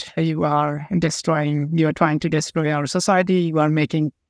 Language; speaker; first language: English; non-native, local second language; Nepali